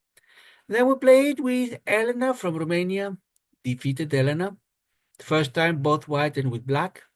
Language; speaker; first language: English; non-native, fluent; Greek